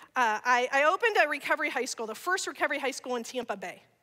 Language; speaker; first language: English; native; English